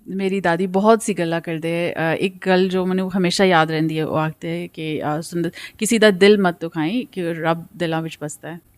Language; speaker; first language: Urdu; early bilingual, heritage; Urdu